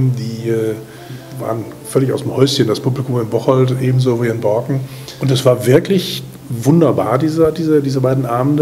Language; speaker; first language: German; native; German